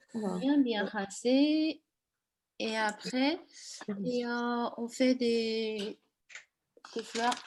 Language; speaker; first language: French; non-native, fluent; Chinese